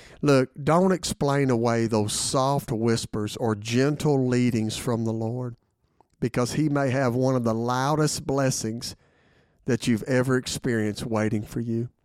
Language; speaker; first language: English; native; English